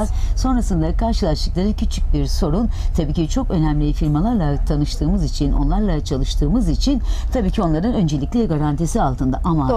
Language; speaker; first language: Turkish; native; Turkish